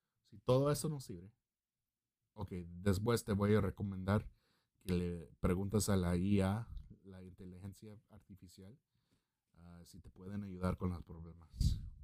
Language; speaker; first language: Spanish; early bilingual, heritage; Spanish